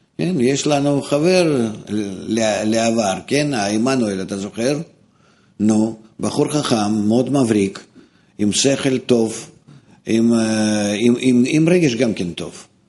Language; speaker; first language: Hebrew; non-native, fluent; Russian